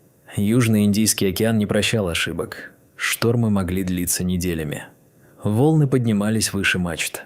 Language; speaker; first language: Russian; native; Russian